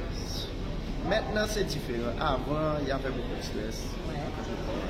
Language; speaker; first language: French; non-native, learner; Haitian Creole